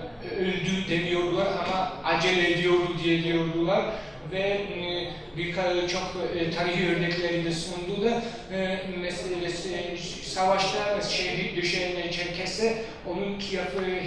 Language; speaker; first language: Turkish; non-native, fluent; Georgian